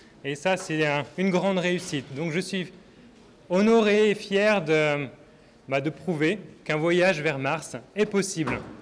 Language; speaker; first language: French; native; French